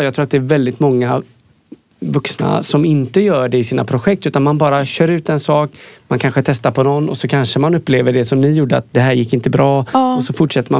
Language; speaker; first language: Swedish; native; Swedish